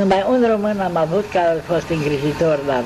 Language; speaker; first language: Romanian; non-native, local second language; German